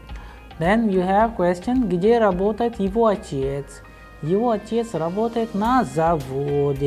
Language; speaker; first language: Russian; non-native, fluent; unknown